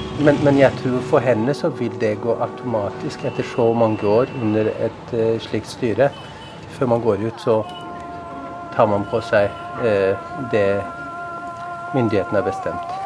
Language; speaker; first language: Norwegian; non-native, fluent; Persian